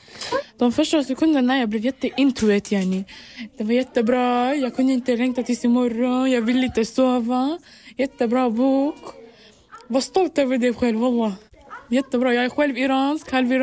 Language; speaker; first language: Swedish; early bilingual, other home language; Persian